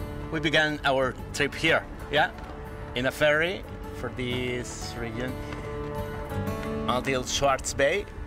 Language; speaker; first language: English; non-native, learner; Spanish